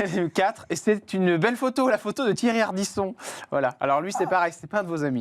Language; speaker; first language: French; native; French